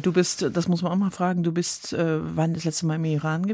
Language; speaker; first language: German; native; German